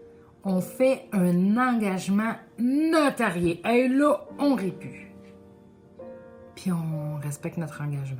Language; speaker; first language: French; native; French